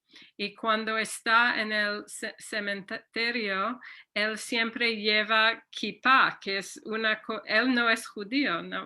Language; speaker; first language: Spanish; non-native, fluent; English